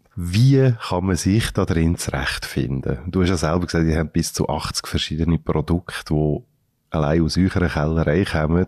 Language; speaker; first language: German; native; German